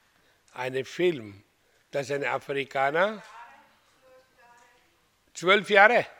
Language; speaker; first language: German; non-native, fluent; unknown